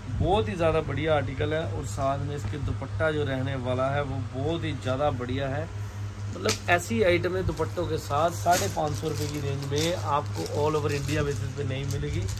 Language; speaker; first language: Hindi; non-native, local second language; Punjabi